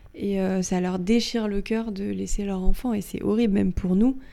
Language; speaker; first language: French; native; French